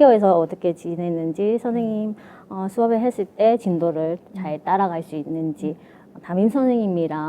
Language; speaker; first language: Korean; non-native, fluent; Vietnamese